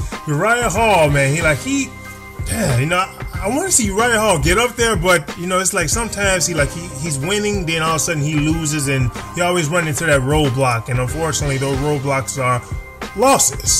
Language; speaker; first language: English; native; English